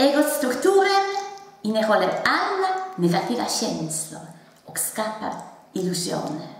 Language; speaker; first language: Swedish; non-native, fluent; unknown